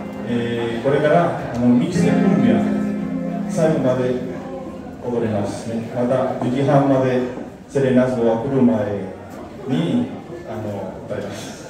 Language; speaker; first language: Japanese; non-native, learner; Spanish